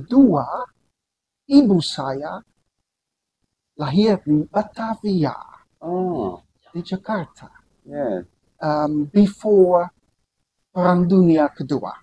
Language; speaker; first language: Indonesian; non-native, learner; Dutch